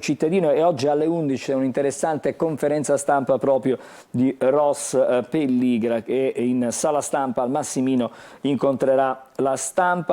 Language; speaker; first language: Italian; native; Italian